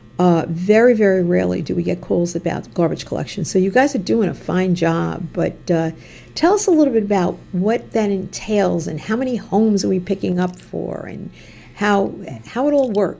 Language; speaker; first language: English; native; English